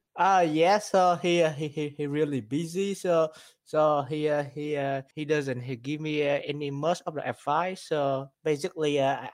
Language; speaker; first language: English; non-native, learner; Vietnamese